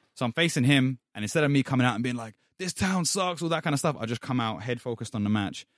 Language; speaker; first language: English; native; English